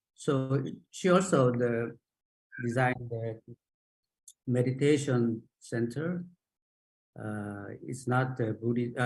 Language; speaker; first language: English; non-native, learner; Japanese